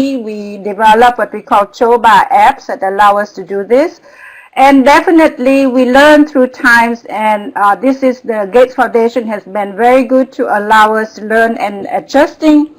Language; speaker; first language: English; non-native, fluent; Vietnamese